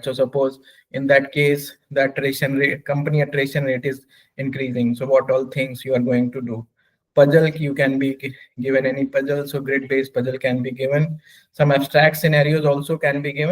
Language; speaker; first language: English; non-native, local second language; Hindi